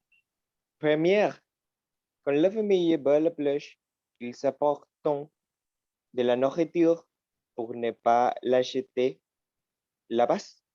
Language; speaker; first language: French; non-native, learner; Spanish